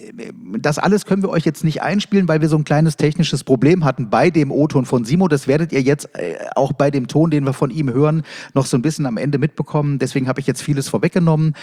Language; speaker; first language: German; native; German